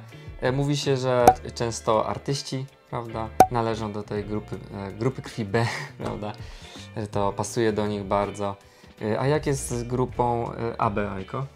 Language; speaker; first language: Polish; native; Polish